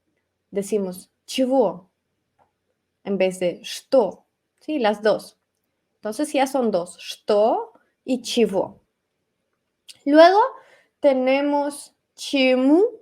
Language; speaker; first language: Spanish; non-native, fluent; Russian